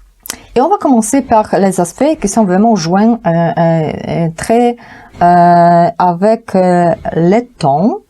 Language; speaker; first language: French; non-native, fluent; Polish